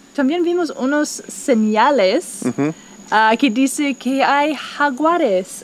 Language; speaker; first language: Spanish; non-native, learner; English